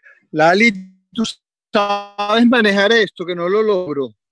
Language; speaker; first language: Spanish; native; Spanish